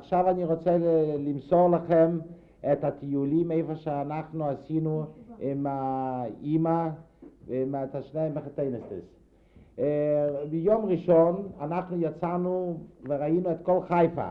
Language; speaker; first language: Hebrew; non-native, fluent; Yiddish